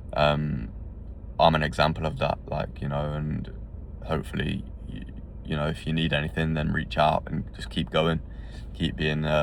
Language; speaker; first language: English; native; English